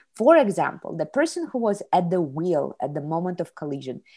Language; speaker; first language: English; non-native, fluent; Kazakh